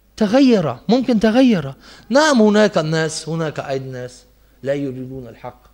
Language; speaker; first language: Arabic; non-native, fluent; German